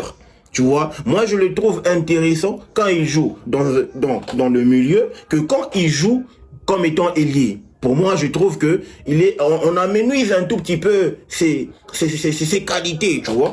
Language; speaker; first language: French; non-native, local second language; Lingala